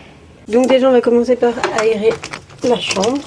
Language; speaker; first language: French; native; French